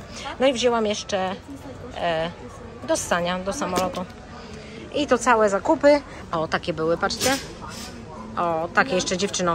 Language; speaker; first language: Polish; native; Polish